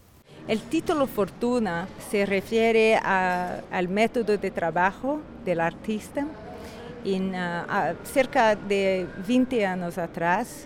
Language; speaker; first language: Spanish; non-native, fluent; Portuguese